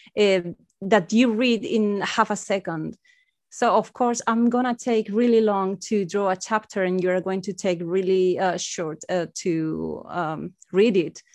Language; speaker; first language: English; non-native, fluent; Spanish